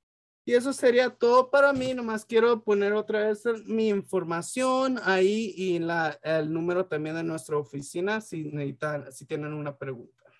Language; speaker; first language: Spanish; early bilingual, heritage; Spanish